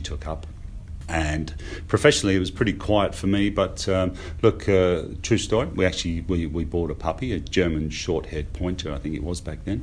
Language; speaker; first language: English; native; English